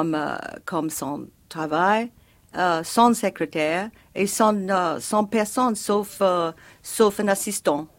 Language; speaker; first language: French; non-native, fluent; English